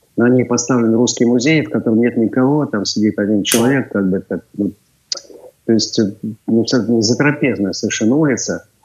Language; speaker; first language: Russian; native; Russian